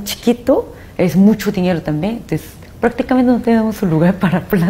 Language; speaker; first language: Spanish; non-native, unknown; Korean